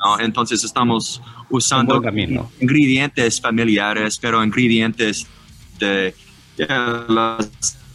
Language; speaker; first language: Spanish; non-native, learner; English